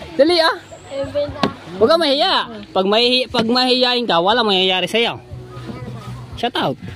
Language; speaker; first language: Filipino; native; Filipino